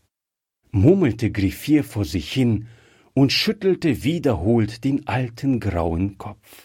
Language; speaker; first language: German; native; German